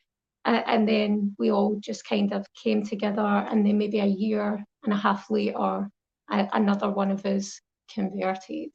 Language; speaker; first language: English; native; English